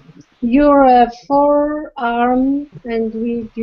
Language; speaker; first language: English; non-native, learner; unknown